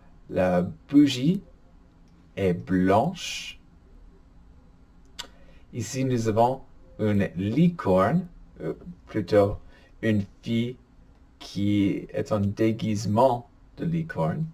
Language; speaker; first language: French; non-native, fluent; English